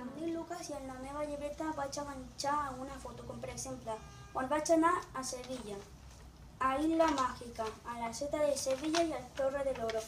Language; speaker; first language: Catalan; non-native, local second language; Spanish